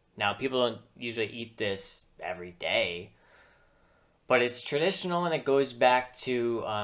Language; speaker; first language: English; native; English